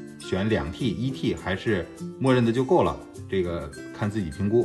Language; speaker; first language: Chinese; native; Chinese